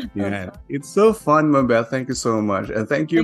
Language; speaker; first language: English; non-native, local second language; Filipino